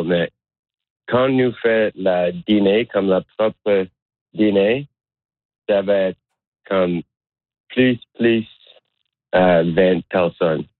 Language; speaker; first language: French; non-native, learner; English